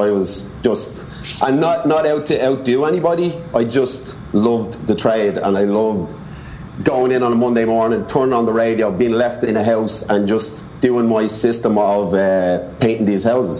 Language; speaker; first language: English; native; English